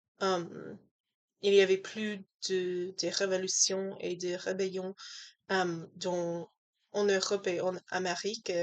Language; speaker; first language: French; non-native, learner; English